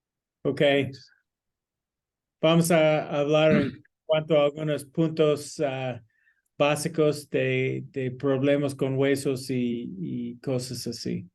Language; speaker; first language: Spanish; non-native, learner; English